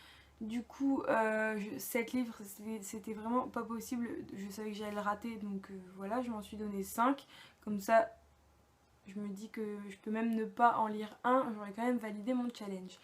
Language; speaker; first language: French; native; French